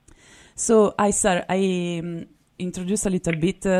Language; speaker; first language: English; non-native, fluent; Italian